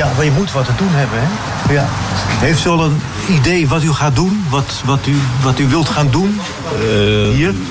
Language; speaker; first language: Dutch; native; Dutch